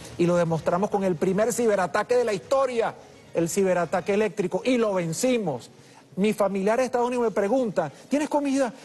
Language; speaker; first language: Spanish; early bilingual, other home language; English